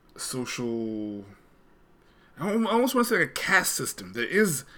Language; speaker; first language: English; non-native, local second language; Shona